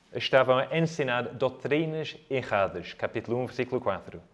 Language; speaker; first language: Portuguese; non-native, fluent; English